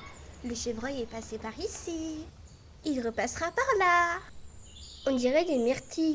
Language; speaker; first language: French; native; French